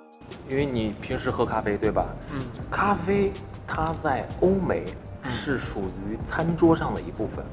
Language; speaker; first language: Chinese; native; Chinese